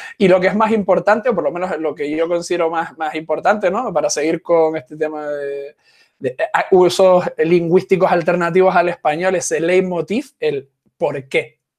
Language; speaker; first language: Spanish; native; Spanish